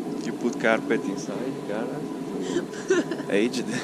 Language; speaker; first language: English; non-native, learner; Italian